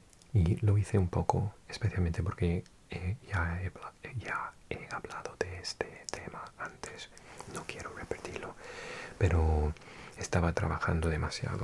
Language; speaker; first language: Spanish; non-native, fluent; English